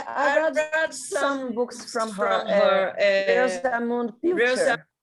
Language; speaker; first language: English; non-native, learner; Portuguese